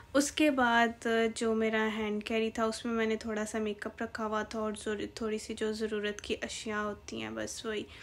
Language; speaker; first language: Urdu; native; Urdu